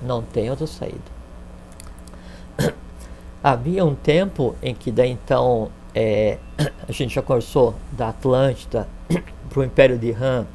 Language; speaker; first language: Portuguese; native; Portuguese